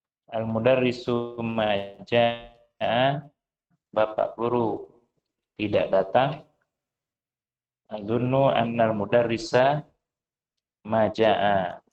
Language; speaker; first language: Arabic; non-native, fluent; Indonesian